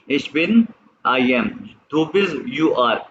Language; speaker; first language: German; non-native, fluent; Urdu